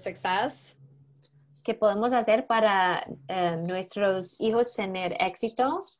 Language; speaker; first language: Spanish; non-native, learner; English